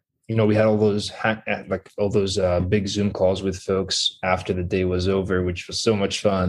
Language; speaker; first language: English; non-native, fluent; Greek